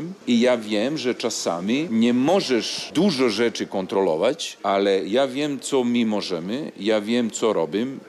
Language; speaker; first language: Polish; non-native, learner; Serbian